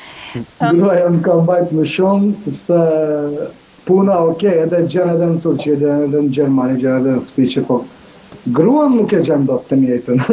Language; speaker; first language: Albanian; non-native, fluent; Turkish